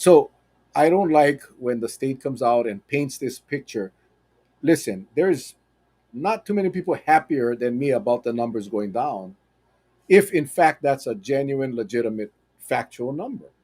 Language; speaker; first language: English; native; English